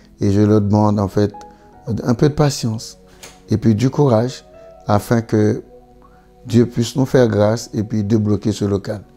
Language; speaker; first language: French; non-native, local second language; Haitian Creole